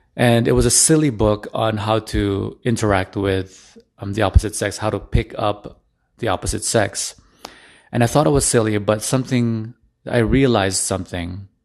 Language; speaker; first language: English; early bilingual, other home language; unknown